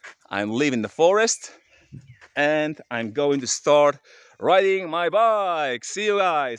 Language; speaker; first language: English; non-native, fluent; Polish